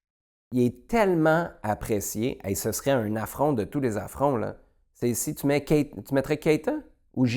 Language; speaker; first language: French; native; French